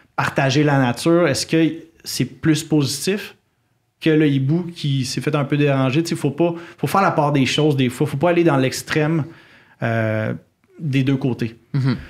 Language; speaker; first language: French; native; French